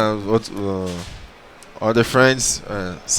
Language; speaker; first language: English; non-native, learner; Portuguese